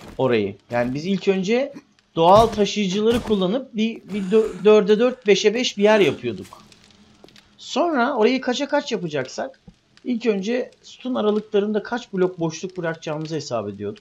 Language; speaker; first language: Turkish; native; Turkish